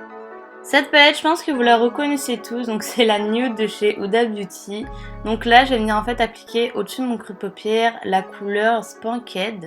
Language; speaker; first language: French; native; French